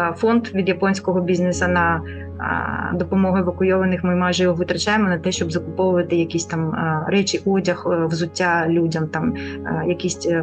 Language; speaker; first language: Ukrainian; non-native, local second language; Russian